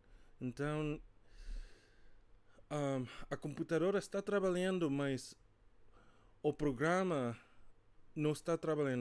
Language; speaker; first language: Portuguese; non-native, fluent; English